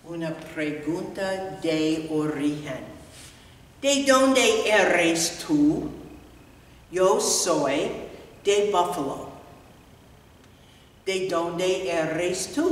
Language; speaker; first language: Spanish; non-native, fluent; English